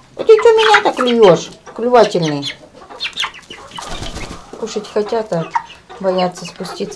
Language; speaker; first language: Russian; native; Russian